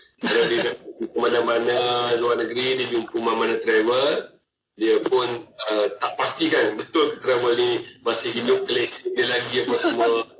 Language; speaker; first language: Malay; native; Malay